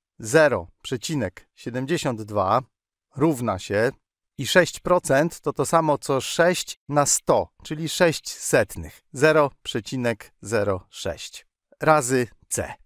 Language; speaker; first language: Polish; native; Polish